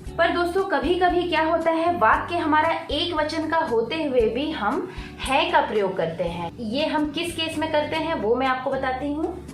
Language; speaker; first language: Hindi; native; Hindi